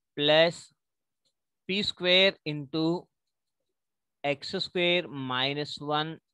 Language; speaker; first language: English; non-native, local second language; Telugu